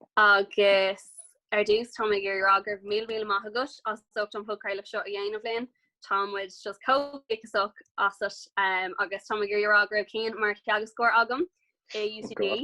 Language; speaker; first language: Irish; non-native, local second language; English